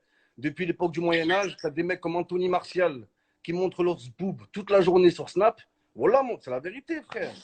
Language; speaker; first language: French; native; French